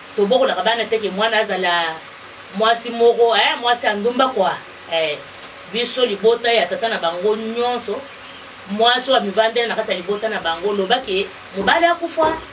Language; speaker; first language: Lingala; non-native, local second language; Luba-Lulua